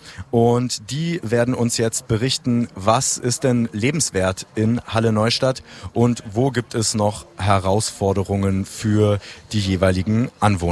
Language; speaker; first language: German; native; German